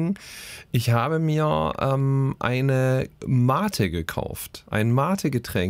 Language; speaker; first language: German; native; German